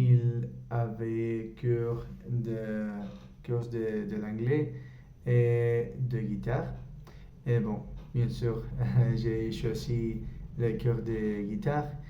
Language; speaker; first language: French; non-native, learner; Spanish